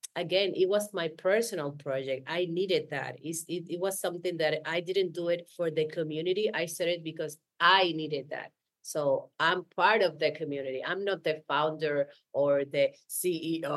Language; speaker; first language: English; non-native, fluent; Spanish